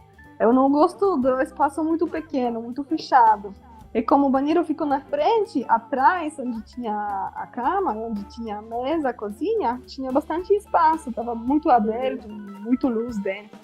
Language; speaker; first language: Portuguese; non-native, fluent; Polish